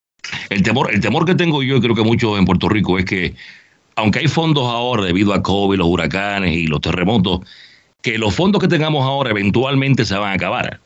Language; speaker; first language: Spanish; native; Spanish